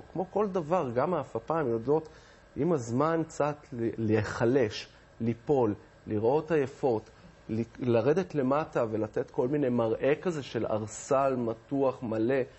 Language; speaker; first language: Hebrew; native; Hebrew